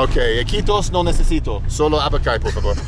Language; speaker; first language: Spanish; non-native, learner; English